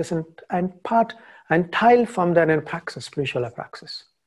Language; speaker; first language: German; non-native, learner; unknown